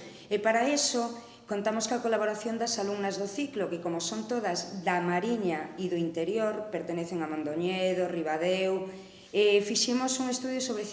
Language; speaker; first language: Galician; native; Galician